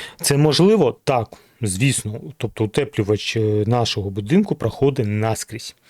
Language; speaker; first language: Ukrainian; non-native, local second language; Russian